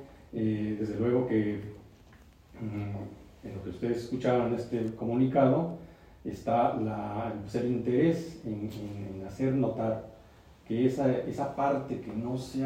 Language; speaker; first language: Spanish; native; Spanish